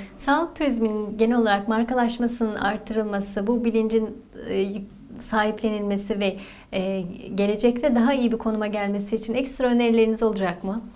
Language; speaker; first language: Turkish; native; Turkish